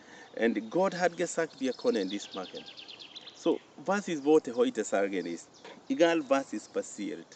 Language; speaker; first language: German; non-native, fluent; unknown